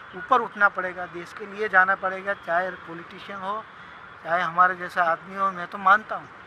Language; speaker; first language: Hindi; non-native, local second language; Gujarati